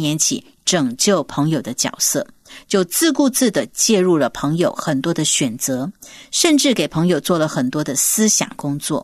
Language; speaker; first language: Chinese; native; Chinese